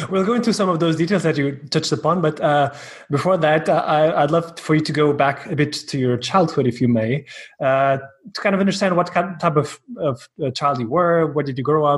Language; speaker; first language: English; non-native, fluent; Portuguese